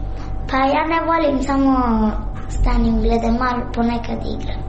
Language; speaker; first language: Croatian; early bilingual, other home language; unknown